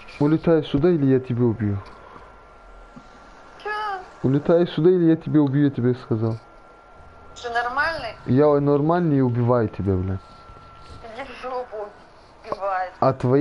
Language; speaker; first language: Russian; non-native, learner; Turkish